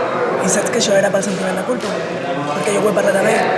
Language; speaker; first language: Spanish; native; Spanish